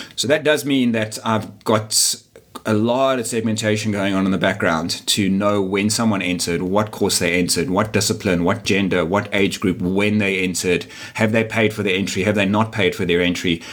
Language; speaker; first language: English; native; English